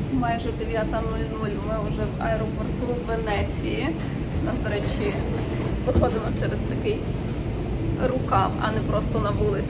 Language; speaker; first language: Ukrainian; native; Ukrainian